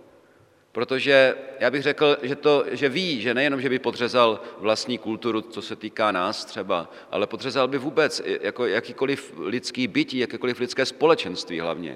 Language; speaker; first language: Czech; native; Czech